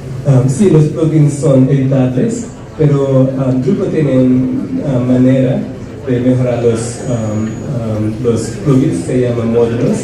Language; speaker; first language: Spanish; non-native, fluent; English